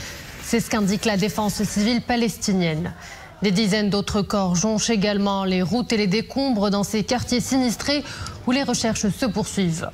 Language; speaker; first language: French; non-native, local second language; Arabic